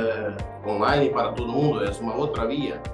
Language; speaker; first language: Spanish; non-native, fluent; Portuguese